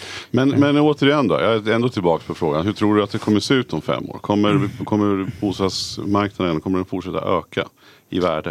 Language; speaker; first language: Swedish; native; Swedish